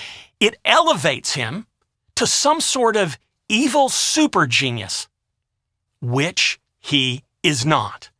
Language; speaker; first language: English; native; English